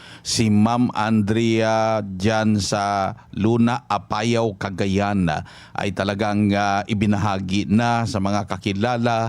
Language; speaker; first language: Filipino; native; Filipino